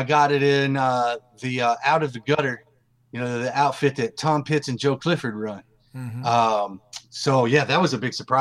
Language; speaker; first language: English; native; English